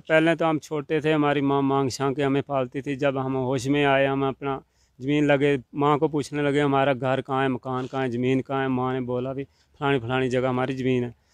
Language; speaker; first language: Hindi; native; Hindi